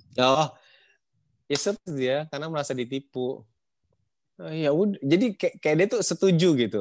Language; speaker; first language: Indonesian; native; Indonesian